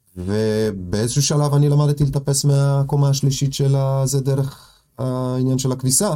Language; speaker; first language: Hebrew; early bilingual, other home language; Russian